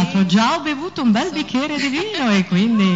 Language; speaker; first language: Italian; native; Italian